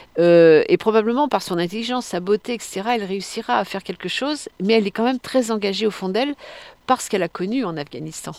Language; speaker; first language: French; native; French